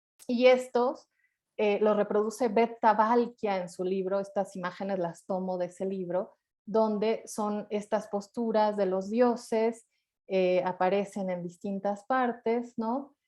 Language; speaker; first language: Spanish; native; Spanish